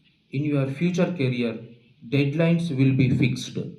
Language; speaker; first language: English; non-native, local second language; Telugu